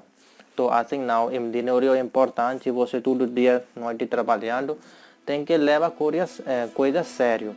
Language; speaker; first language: Portuguese; non-native, learner; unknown